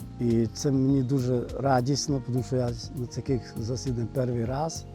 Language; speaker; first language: Ukrainian; non-native, local second language; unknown